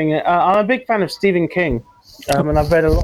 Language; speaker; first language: English; native; English